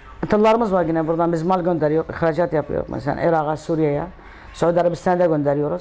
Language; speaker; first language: Turkish; non-native, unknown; Arabic